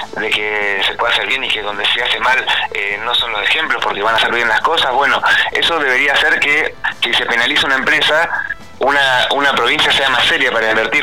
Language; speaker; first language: Spanish; native; Spanish